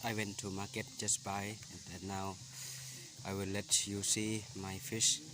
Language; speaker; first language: English; non-native, learner; Lao